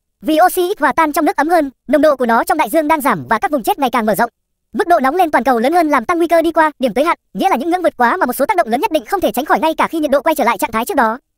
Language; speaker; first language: Vietnamese; native; Vietnamese